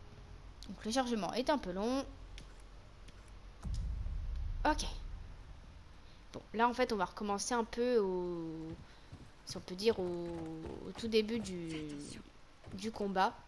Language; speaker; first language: French; native; French